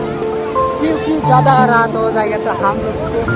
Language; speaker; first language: Hindi; non-native, local second language; Assamese